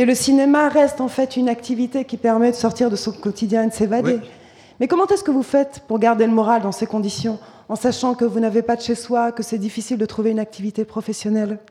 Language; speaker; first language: French; native; French